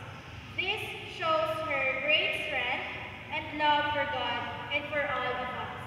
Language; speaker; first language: English; non-native, local second language; Hiligaynon